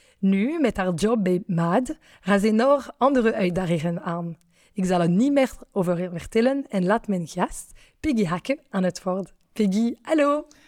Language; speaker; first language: Dutch; non-native, fluent; French